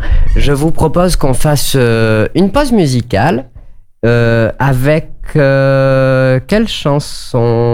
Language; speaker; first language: French; native; French